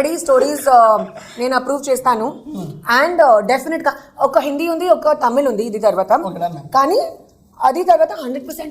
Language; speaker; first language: Telugu; non-native, learner; Hindi